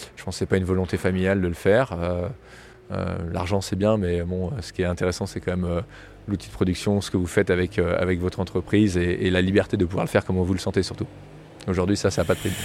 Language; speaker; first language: French; native; French